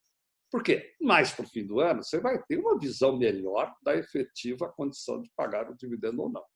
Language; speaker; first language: Portuguese; native; Portuguese